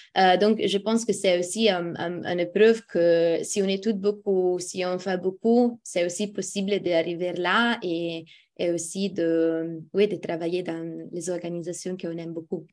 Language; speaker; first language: French; non-native, fluent; Italian